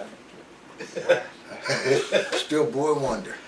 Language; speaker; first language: English; native; English